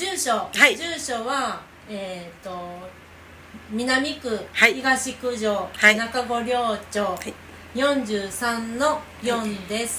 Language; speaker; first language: Japanese; non-native, fluent; Thai